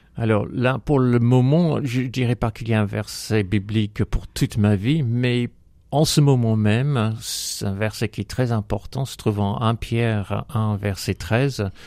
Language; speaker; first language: French; non-native, fluent; English